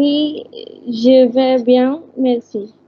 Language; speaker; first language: French; non-native, learner; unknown